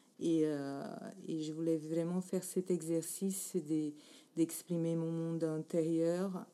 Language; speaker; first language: French; non-native, fluent; Portuguese